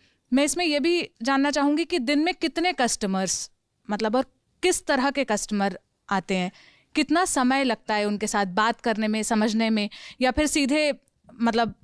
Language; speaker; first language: Hindi; native; Hindi